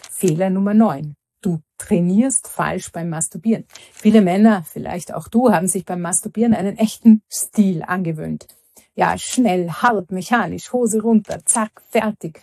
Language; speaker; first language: German; native; German